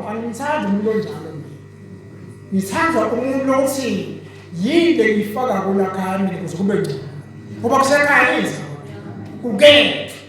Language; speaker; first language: Zulu; non-native, local second language; Swati